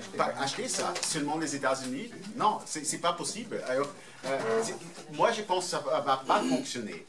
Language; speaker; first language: French; non-native, fluent; German